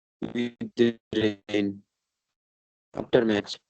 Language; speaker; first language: English; non-native, learner; Bangla